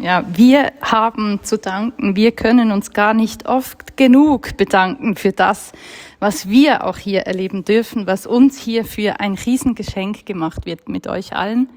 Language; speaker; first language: German; native; German